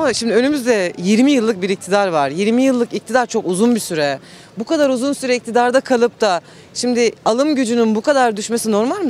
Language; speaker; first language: Turkish; native; Turkish